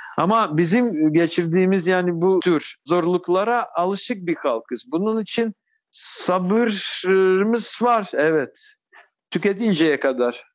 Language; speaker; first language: Turkish; non-native, fluent; Russian